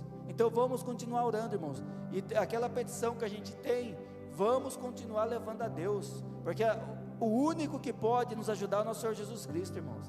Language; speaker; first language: Portuguese; native; Portuguese